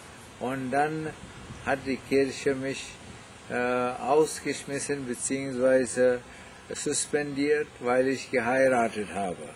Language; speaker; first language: German; non-native, fluent; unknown